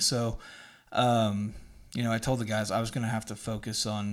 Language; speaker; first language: English; native; English